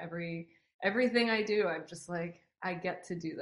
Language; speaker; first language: English; native; English